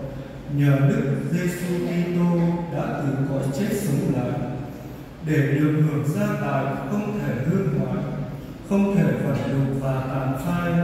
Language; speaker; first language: Vietnamese; native; Vietnamese